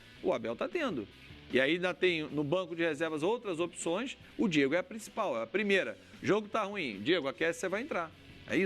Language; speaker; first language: Portuguese; native; Portuguese